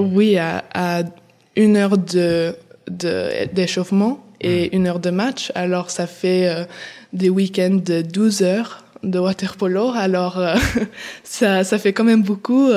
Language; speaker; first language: French; early bilingual, heritage; English